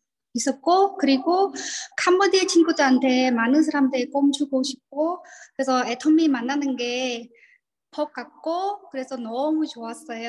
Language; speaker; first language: Korean; non-native, learner; Khmer